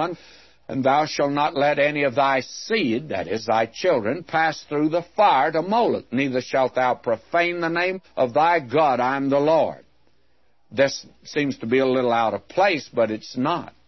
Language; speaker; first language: English; native; English